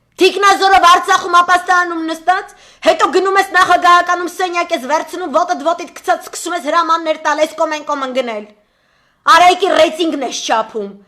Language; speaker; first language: Armenian; native; Armenian